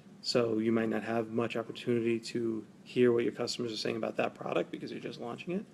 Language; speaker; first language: English; native; English